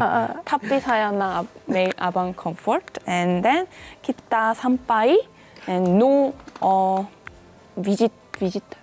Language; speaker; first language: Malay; non-native, learner; Korean